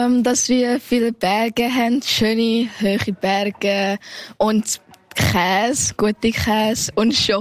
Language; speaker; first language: German; early bilingual, heritage; Thai